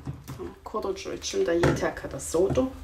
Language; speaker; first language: Turkish; non-native, fluent; German